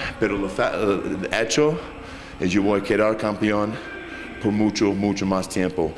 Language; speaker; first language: Spanish; non-native, fluent; English